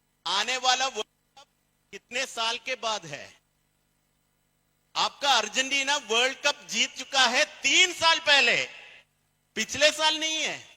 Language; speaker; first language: Hindi; non-native, fluent; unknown